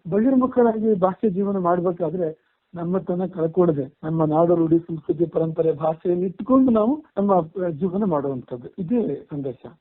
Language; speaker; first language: Kannada; native; Kannada